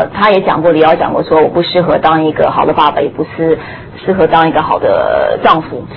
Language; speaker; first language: Chinese; early bilingual, heritage; Chinese